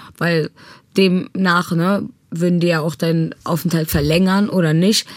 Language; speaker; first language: German; early bilingual, other home language; Tigrinya